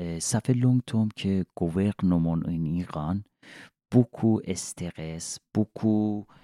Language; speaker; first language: French; non-native, learner; Persian